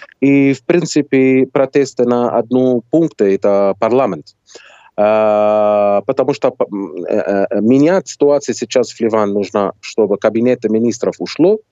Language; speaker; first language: Russian; non-native, fluent; Arabic